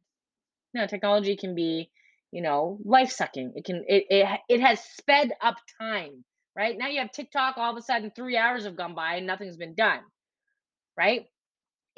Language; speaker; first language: English; native; English